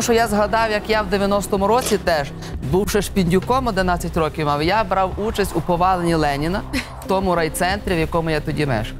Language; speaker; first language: Ukrainian; native; Ukrainian